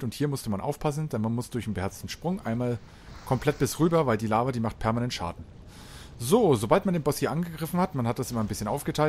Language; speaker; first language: German; native; German